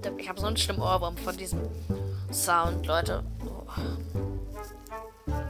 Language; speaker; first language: German; native; German